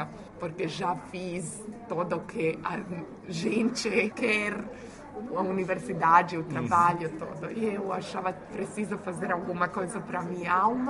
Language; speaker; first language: Portuguese; non-native, fluent; Croatian